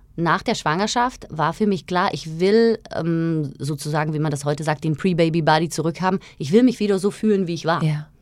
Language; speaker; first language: German; non-native, fluent; Slovak